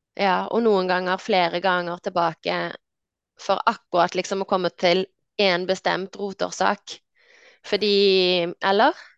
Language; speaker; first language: Norwegian; native; Norwegian